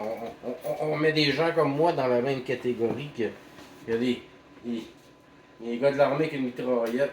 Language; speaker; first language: French; native; French